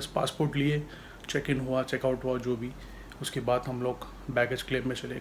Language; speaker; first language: Hindi; native; Hindi